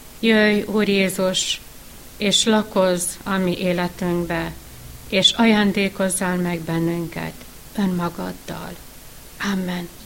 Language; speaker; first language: Hungarian; native; Hungarian